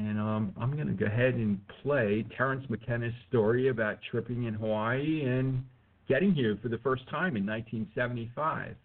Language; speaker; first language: English; native; English